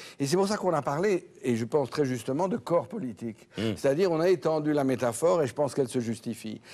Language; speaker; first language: French; native; French